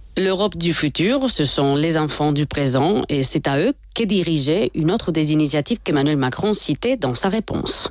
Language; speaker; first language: French; non-native, fluent; Spanish